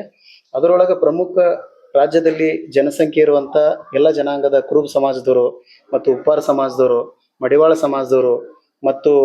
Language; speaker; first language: Kannada; native; Kannada